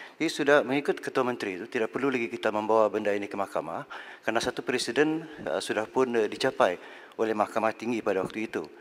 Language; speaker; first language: Malay; native; Malay